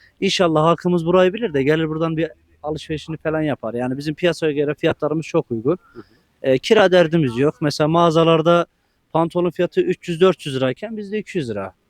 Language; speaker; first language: Turkish; native; Turkish